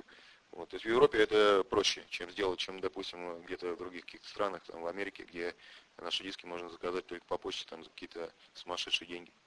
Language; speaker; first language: Russian; native; Russian